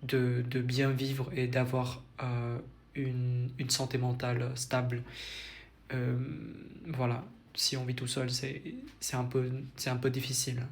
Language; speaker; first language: French; non-native, fluent; Vietnamese